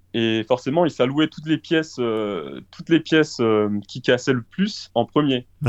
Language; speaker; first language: French; early bilingual, other home language; Portuguese